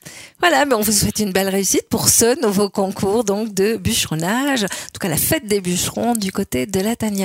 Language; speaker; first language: French; native; French